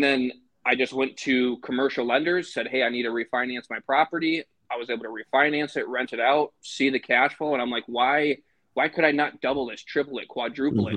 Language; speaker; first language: English; native; English